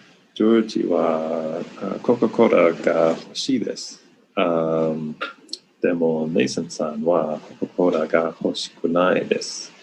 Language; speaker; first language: Japanese; non-native, learner; English